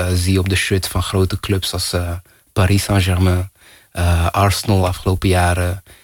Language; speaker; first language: Dutch; early bilingual, other home language; Kinyarwanda